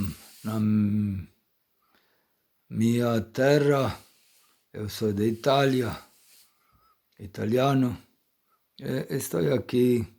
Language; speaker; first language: Portuguese; non-native, fluent; Italian